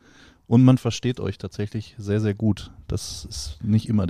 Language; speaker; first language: German; native; German